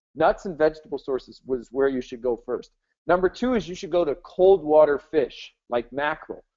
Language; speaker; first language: English; native; English